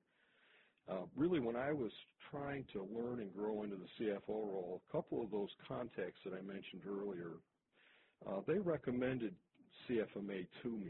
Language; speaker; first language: English; native; English